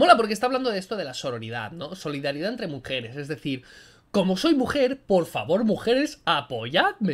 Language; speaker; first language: Spanish; native; Spanish